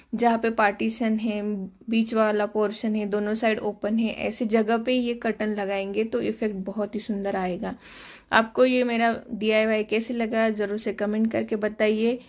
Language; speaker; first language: Hindi; non-native, local second language; Marathi